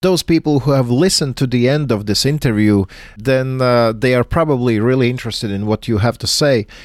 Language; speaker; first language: English; non-native, fluent; Latvian